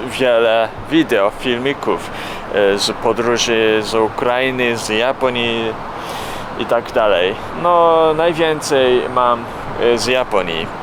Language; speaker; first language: Polish; non-native, learner; Japanese